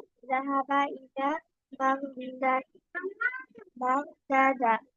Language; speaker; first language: Arabic; non-native, learner; Bangla